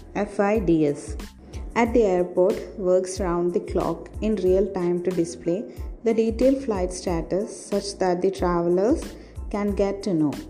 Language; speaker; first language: English; non-native, local second language; Malayalam